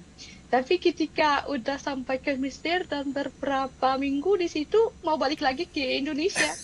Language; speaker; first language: Indonesian; non-native, fluent; Arabic